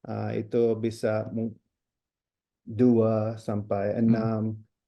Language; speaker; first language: Indonesian; non-native, fluent; English